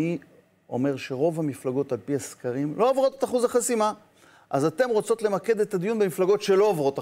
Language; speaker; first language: Hebrew; native; Hebrew